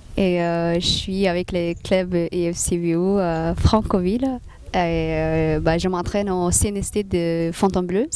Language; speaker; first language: French; non-native, fluent; Tigrinya